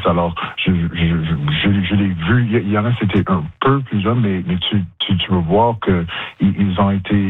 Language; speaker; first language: French; non-native, local second language; English